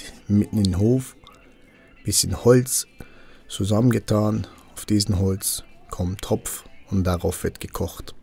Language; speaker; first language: German; non-native, local second language; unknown